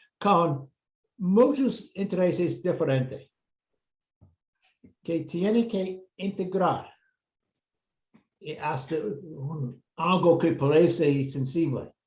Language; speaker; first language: Spanish; non-native, fluent; English